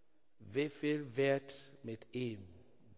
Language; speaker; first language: German; non-native, learner; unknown